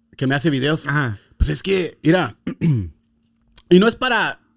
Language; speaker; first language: Spanish; early bilingual, heritage; Spanish